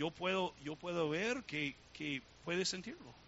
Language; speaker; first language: Spanish; non-native, learner; English